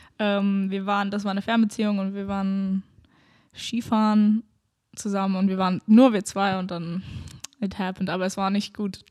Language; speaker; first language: German; early bilingual, other home language; Romanian